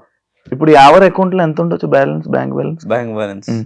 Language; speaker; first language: Telugu; native; Telugu